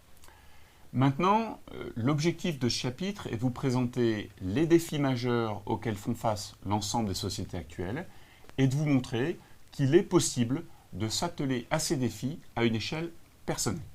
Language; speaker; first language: French; native; French